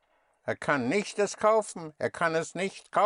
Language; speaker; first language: German; non-native, fluent; English